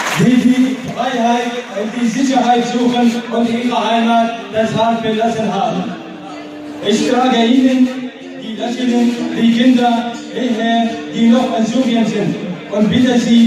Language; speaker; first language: German; non-native, learner; Arabic